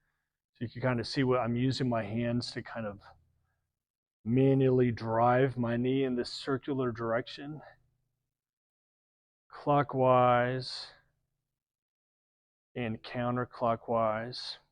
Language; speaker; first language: English; native; English